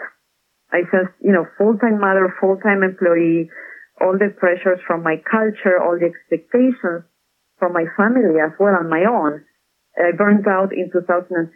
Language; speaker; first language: English; non-native, fluent; Spanish